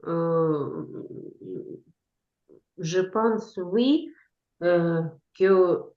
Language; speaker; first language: French; non-native, learner; Ukrainian